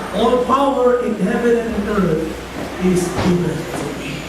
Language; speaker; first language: English; non-native, local second language; Filipino